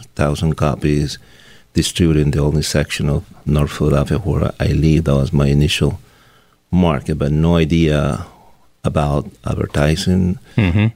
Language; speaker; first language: English; non-native, fluent; Spanish